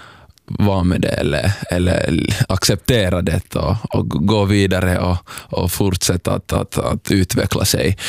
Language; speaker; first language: Swedish; non-native, fluent; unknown